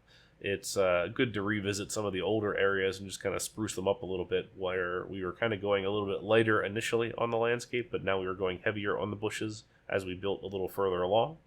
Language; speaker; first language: English; native; English